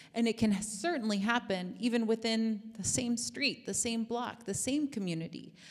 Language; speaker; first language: English; native; English